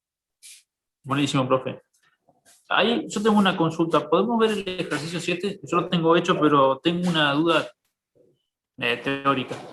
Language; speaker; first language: Spanish; native; Spanish